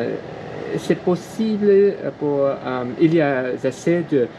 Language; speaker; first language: French; non-native, learner; English